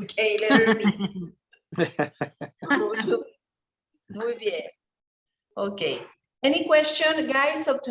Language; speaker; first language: English; non-native, fluent; Spanish